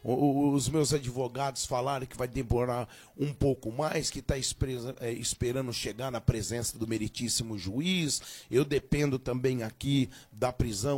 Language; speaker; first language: Portuguese; native; Portuguese